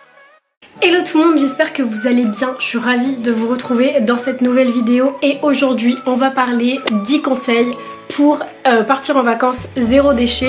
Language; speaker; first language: French; native; French